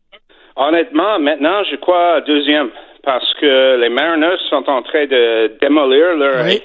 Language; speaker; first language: French; non-native, fluent; English